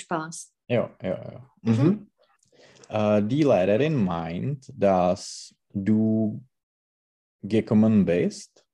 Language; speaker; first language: German; non-native, learner; Czech